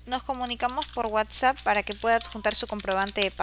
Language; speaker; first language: Spanish; native; Spanish